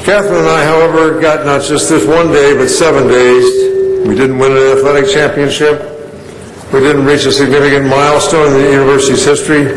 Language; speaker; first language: English; native; English